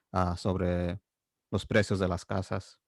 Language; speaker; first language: Spanish; non-native, fluent; English